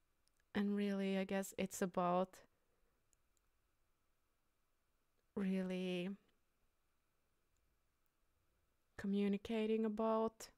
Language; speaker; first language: English; non-native, fluent; Finnish